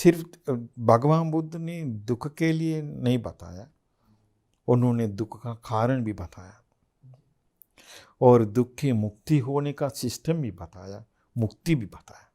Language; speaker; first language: Hindi; non-native, fluent; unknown